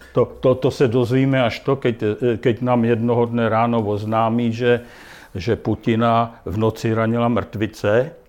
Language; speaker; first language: Czech; native; Czech